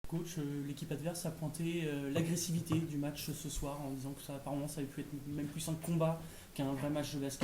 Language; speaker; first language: French; native; French